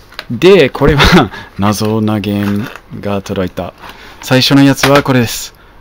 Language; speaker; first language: Japanese; non-native, fluent; English